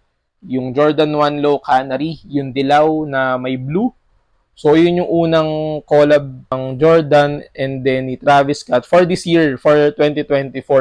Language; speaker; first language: Filipino; native; Filipino